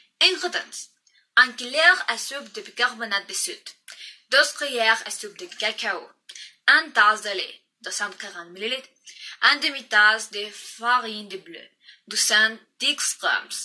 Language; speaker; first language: French; non-native, learner; Spanish